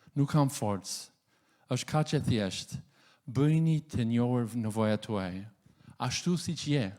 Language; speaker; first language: Albanian; non-native, fluent; English